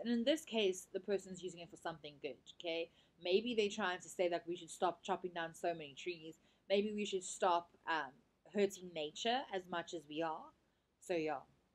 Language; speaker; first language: English; native; English